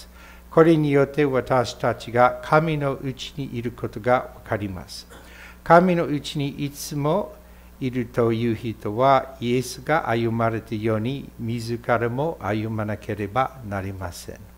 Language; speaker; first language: Japanese; non-native, fluent; English